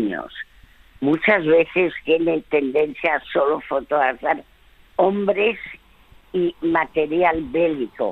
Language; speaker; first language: Spanish; early bilingual, other home language; French